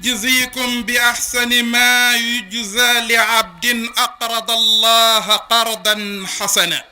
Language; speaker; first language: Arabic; non-native, fluent; Wolof